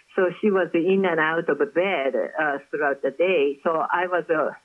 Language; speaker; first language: English; non-native, fluent; Japanese